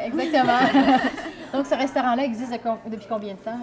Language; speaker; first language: French; native; French